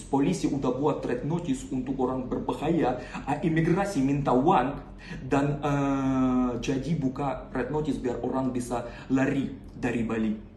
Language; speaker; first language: Indonesian; non-native, learner; Russian